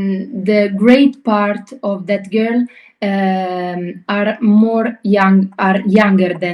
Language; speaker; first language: English; non-native, learner; Italian